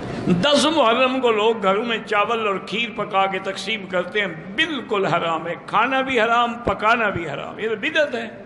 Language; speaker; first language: Urdu; native; Urdu